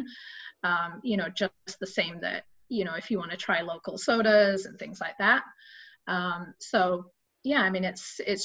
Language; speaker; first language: English; native; English